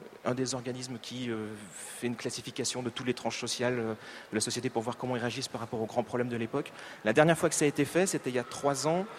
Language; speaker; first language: French; native; French